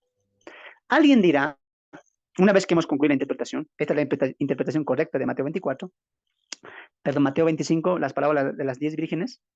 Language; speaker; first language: Spanish; native; Spanish